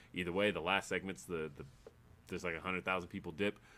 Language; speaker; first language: English; native; English